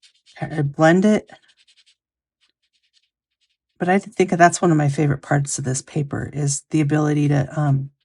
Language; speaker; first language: English; native; English